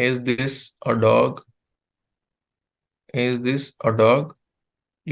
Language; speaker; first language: English; non-native, fluent; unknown